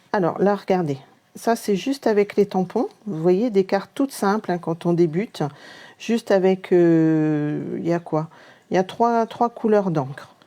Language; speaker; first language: French; native; French